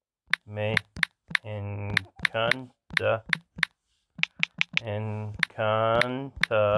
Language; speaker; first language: Spanish; non-native, learner; English